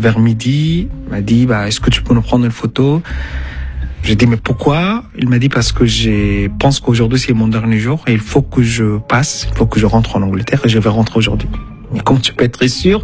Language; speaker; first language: French; non-native, fluent; Arabic